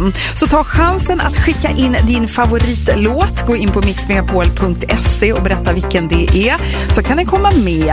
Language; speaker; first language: Swedish; native; Swedish